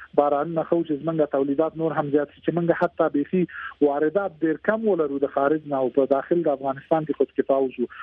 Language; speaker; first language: Pashto; native; Pashto